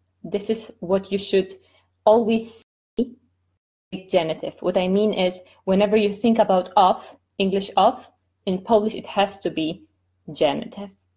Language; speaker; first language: English; non-native, fluent; Polish